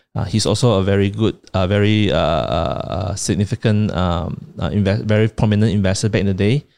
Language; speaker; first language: English; non-native, local second language; Chinese